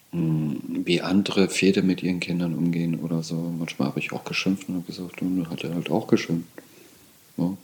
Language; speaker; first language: German; native; German